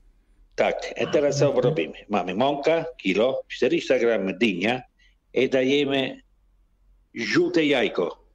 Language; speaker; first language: Polish; non-native, learner; Italian